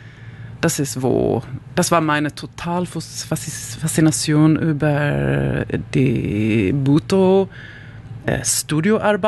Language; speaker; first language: German; non-native, learner; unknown